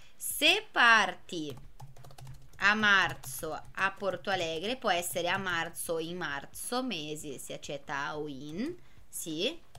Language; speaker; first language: Italian; non-native, fluent; Portuguese